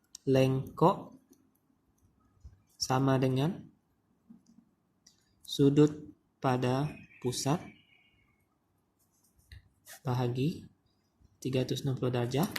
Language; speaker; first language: Malay; native; Malay